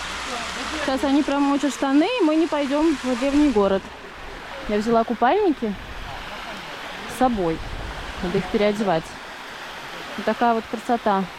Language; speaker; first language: Russian; native; Russian